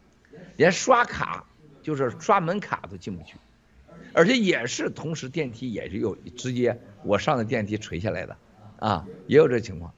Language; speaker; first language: Chinese; native; Chinese